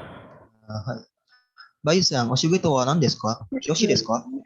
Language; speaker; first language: Japanese; non-native, learner; Indonesian